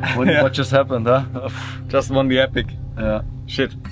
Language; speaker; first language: English; non-native, fluent; German